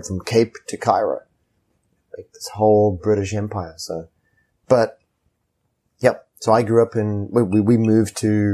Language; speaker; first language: English; native; English